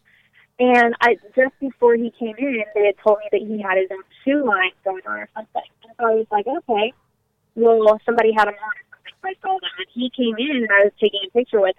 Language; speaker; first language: English; native; English